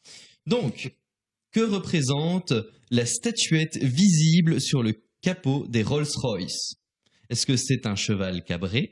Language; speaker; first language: French; native; French